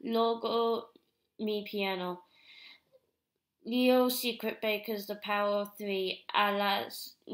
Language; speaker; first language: Spanish; non-native, learner; English